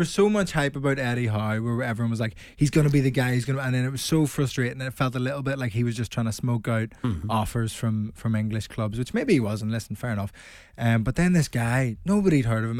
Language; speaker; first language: English; native; English